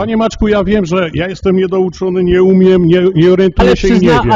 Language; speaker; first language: Polish; native; Polish